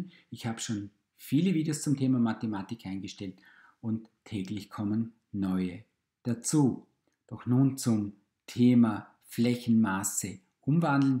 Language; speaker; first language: German; native; German